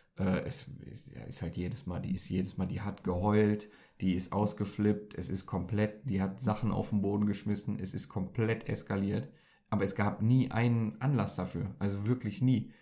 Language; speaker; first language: German; early bilingual, other home language; Turkish